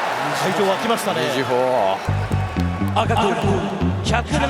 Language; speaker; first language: Japanese; native; Japanese